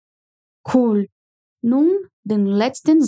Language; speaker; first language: German; non-native, fluent; Portuguese